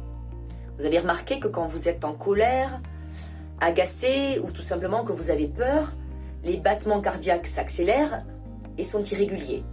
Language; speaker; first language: French; native; French